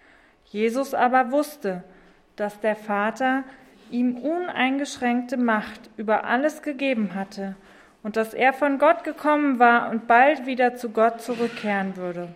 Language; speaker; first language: German; native; German